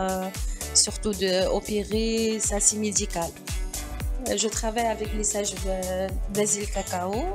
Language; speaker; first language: French; non-native, local second language; Arabic